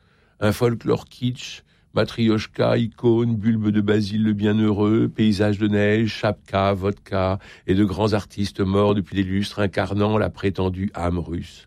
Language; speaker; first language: French; native; French